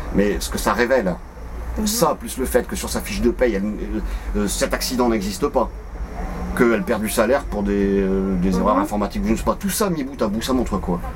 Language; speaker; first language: French; native; French